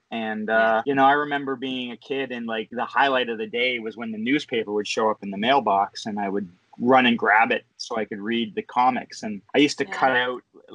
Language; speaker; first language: English; native; English